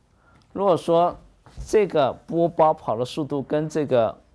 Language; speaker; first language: Chinese; native; Chinese